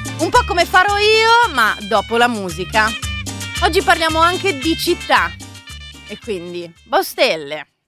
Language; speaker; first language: Italian; native; Italian